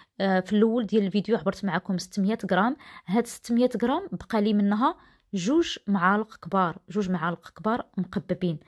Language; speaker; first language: Arabic; native; Arabic